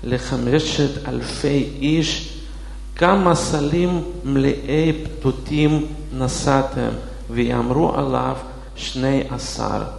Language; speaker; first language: Hebrew; non-native, fluent; Russian